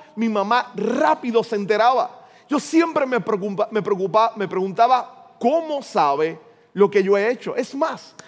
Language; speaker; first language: Spanish; native; Spanish